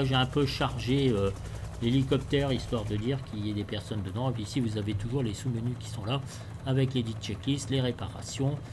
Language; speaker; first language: French; native; French